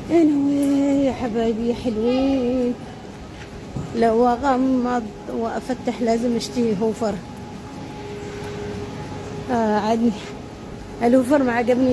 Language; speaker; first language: Arabic; native; Arabic